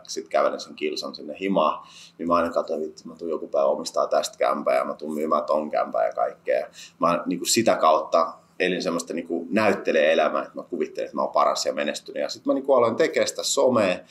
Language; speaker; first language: Finnish; early bilingual, other home language; Russian